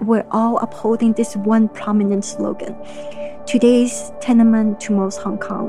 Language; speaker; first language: English; non-native, local second language; Cantonese